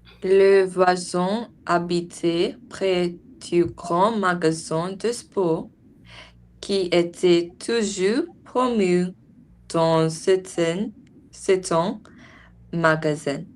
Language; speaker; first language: French; non-native, learner; English